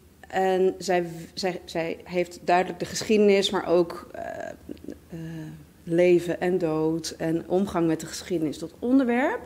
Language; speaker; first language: Dutch; native; Dutch